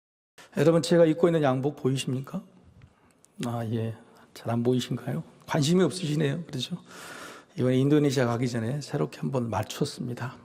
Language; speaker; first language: Korean; native; Korean